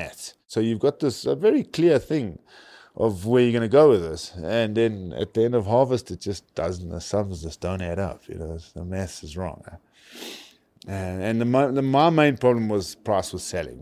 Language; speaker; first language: English; native; English